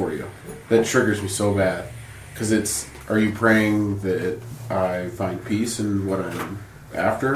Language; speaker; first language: English; native; English